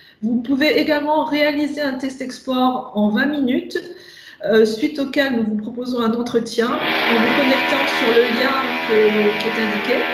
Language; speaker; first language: French; native; French